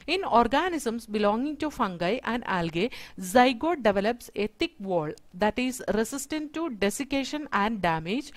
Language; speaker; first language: English; non-native, local second language; Malayalam